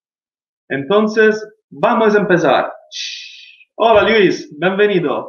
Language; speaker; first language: Spanish; non-native, fluent; Italian